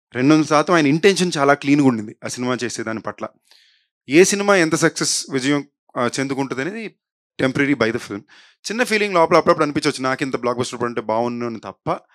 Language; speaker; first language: Telugu; native; Telugu